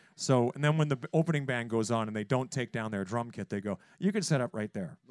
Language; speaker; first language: English; native; English